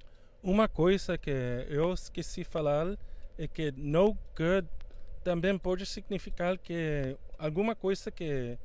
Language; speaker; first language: Portuguese; non-native, fluent; Spanish